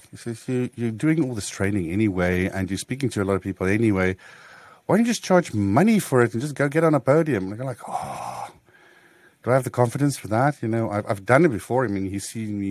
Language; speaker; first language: English; native; English